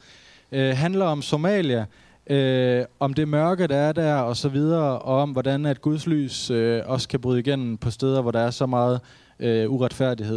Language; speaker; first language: Danish; native; Danish